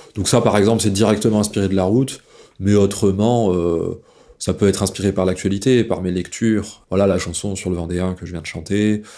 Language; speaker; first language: French; native; French